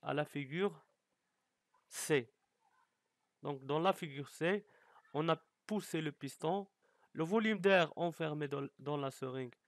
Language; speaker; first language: French; non-native, local second language; Arabic